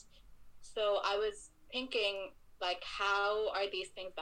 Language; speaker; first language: English; non-native, local second language; Bangla